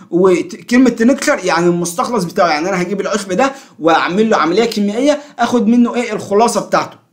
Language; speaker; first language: Arabic; native; Arabic